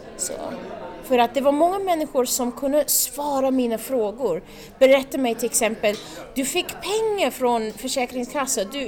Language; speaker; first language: Swedish; non-native, learner; English